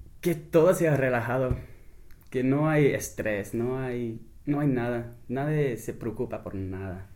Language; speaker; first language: Spanish; non-native, fluent; English